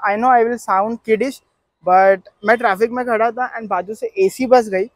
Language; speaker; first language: Hindi; non-native, local second language; Marathi